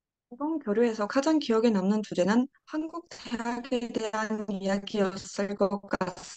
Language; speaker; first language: Korean; non-native, fluent; Turkish